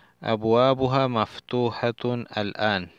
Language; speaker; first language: Arabic; non-native, learner; Spanish